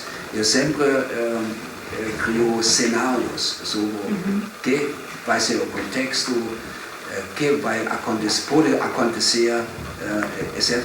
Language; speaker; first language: Portuguese; non-native, fluent; German